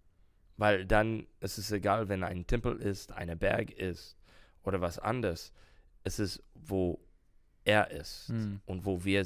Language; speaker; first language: German; non-native, learner; English